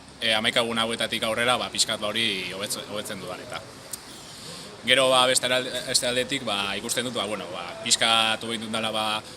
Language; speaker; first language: Basque; non-native, local second language; Spanish